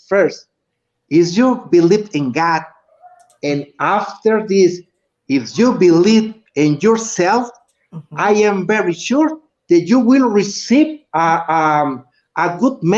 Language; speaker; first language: English; non-native, learner; Spanish